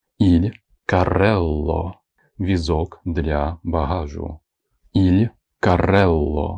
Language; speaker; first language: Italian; non-native, fluent; Ukrainian